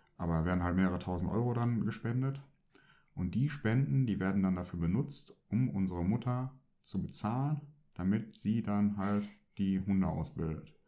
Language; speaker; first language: German; early bilingual, other home language; Turkish